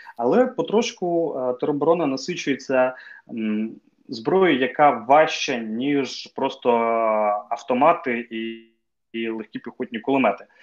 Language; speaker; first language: Ukrainian; native; Ukrainian